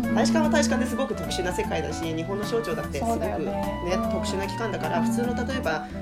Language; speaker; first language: Japanese; early bilingual, heritage; Finnish